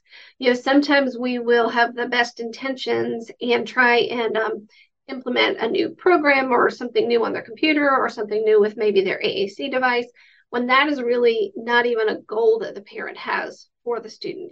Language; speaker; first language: English; native; English